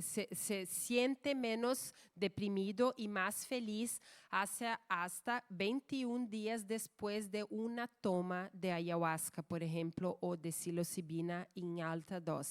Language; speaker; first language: Spanish; non-native, fluent; Portuguese